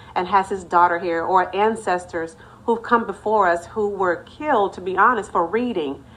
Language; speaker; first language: English; native; English